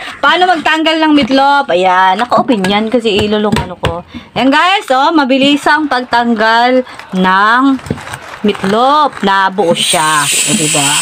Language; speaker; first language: Filipino; non-native, local second language; Hiligaynon